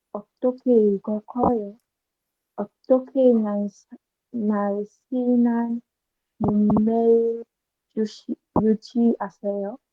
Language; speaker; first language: Korean; non-native, learner; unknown